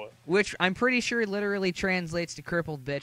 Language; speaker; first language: English; native; English